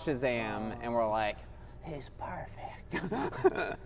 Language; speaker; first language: English; native; English